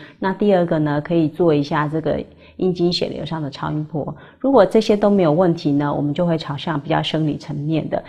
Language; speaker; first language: Chinese; native; Chinese